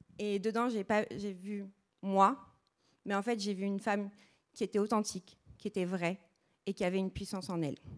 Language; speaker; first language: French; early bilingual, other home language; Portuguese